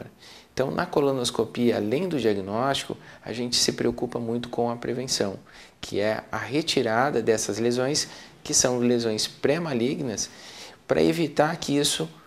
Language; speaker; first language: Portuguese; native; Portuguese